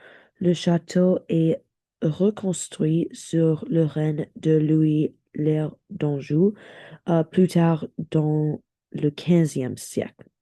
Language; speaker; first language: French; non-native, learner; English